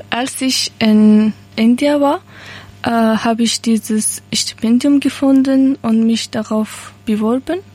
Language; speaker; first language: German; non-native, learner; Persian